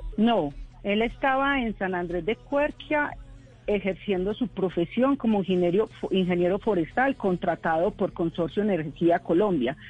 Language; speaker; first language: Spanish; native; Spanish